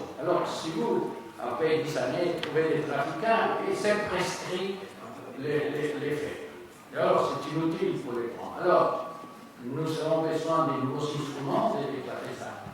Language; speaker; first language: French; non-native, learner; Spanish